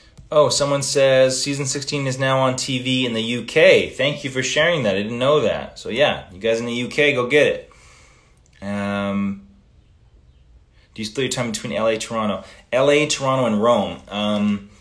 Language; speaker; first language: English; early bilingual, other home language; Italian